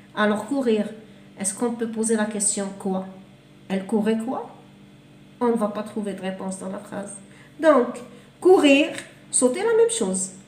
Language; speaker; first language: French; non-native, local second language; Arabic